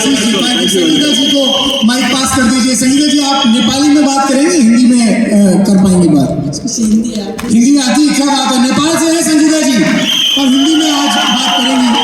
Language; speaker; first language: Hindi; native; Hindi